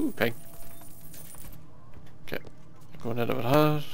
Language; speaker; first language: Swedish; non-native, learner; Norwegian